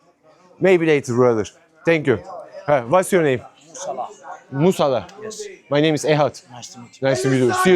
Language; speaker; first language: English; non-native, learner; Turkish